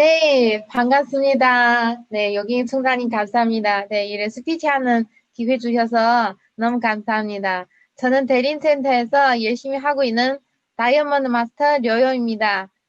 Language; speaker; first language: Korean; non-native, fluent; Chinese